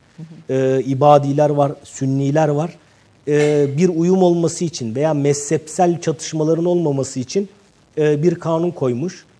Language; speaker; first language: Turkish; native; Turkish